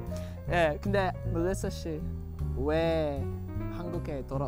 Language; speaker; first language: Korean; non-native, learner; English